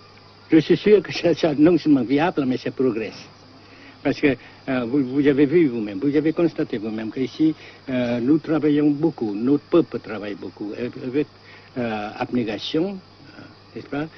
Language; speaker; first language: French; non-native, fluent; Vietnamese